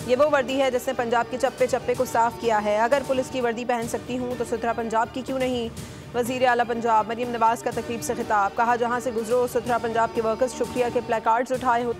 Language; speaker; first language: Urdu; native; Urdu